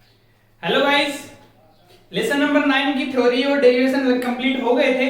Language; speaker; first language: Hindi; native; Hindi